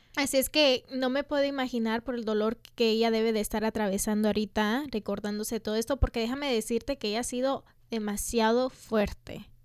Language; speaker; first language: Spanish; early bilingual, heritage; Spanish